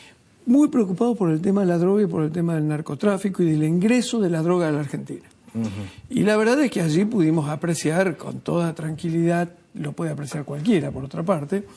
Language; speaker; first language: Spanish; native; Spanish